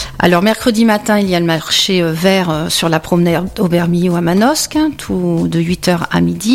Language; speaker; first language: French; native; French